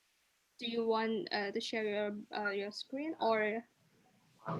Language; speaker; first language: English; non-native, local second language; Indonesian